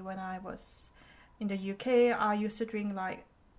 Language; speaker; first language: English; non-native, fluent; Korean